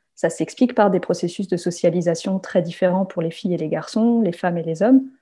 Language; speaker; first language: French; native; French